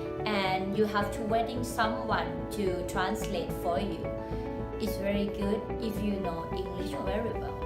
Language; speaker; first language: English; non-native, fluent; Thai